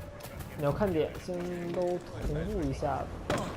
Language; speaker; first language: Chinese; native; Chinese